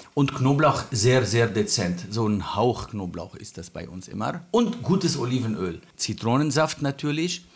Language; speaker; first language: German; non-native, fluent; Arabic